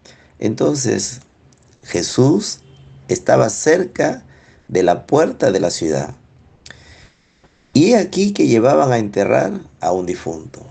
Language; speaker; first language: Spanish; native; Spanish